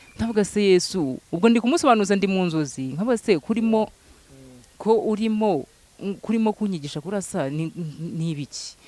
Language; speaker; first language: Kinyarwanda; native; Kinyarwanda